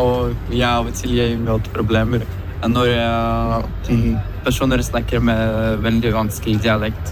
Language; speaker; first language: Norwegian; non-native, learner; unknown